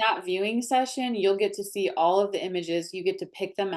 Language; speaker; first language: English; native; English